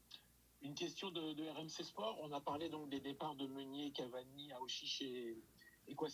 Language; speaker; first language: French; native; French